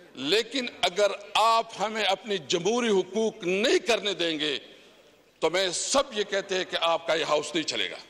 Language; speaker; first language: Urdu; non-native, local second language; Pashto